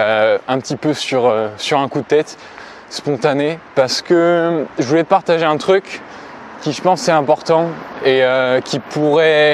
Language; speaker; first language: French; native; French